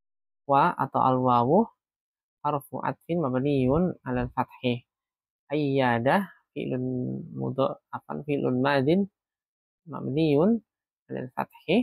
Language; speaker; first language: Arabic; non-native, fluent; Indonesian